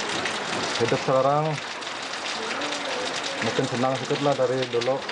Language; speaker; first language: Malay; non-native, local second language; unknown